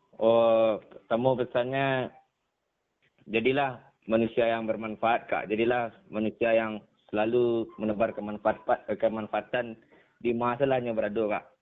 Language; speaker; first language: Indonesian; non-native, local second language; Minangkabau